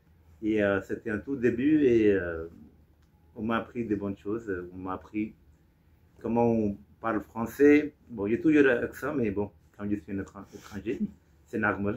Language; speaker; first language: French; non-native, fluent; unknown